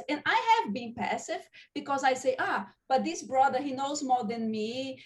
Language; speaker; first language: English; non-native, fluent; Portuguese